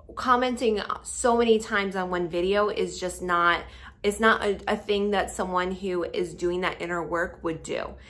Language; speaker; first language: English; native; English